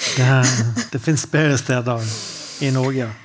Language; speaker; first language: Norwegian; native; Norwegian